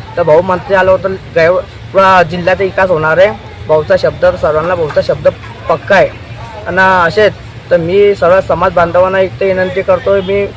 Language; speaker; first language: Marathi; native; Marathi